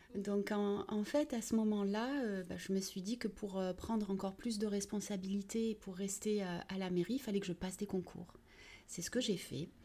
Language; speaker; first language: French; early bilingual, other home language; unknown